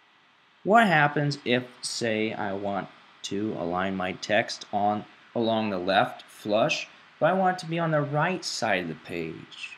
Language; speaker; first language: English; native; English